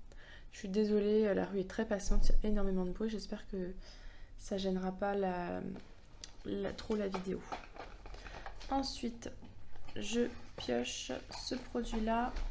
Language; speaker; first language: French; native; French